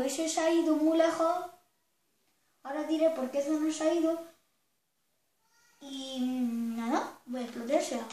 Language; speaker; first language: Spanish; native; Spanish